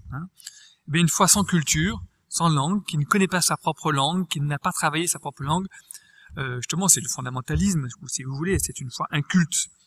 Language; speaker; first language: French; native; French